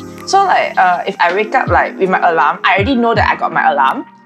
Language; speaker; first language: English; non-native, local second language; Chinese